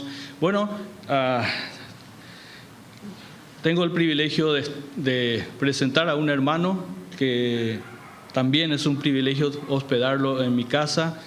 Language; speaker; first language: Spanish; native; Spanish